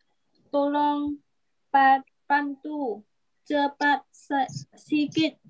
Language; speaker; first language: Indonesian; non-native, learner; Vietnamese